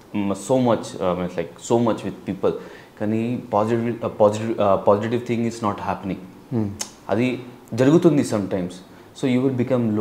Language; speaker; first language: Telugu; non-native, learner; Hindi